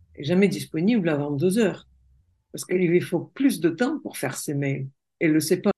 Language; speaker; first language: French; non-native, fluent; Russian